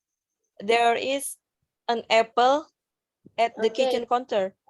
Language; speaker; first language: English; non-native, learner; Indonesian